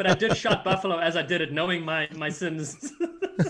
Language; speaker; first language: English; native; English